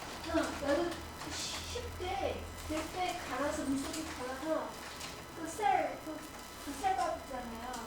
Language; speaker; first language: Korean; non-native, learner; Chinese